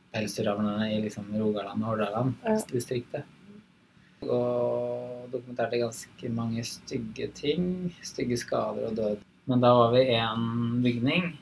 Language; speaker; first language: Norwegian; native; Norwegian